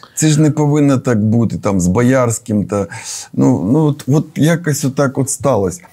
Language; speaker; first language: Ukrainian; native; Ukrainian